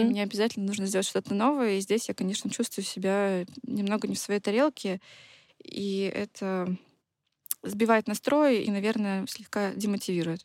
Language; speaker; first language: Russian; native; Russian